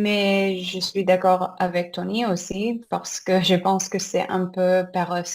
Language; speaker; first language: French; non-native, learner; English